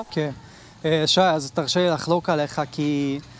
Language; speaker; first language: Hebrew; native; Hebrew